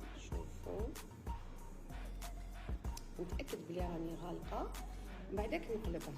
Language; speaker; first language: Arabic; native; Arabic